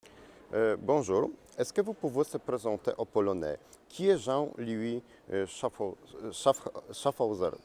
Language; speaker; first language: French; non-native, learner; Polish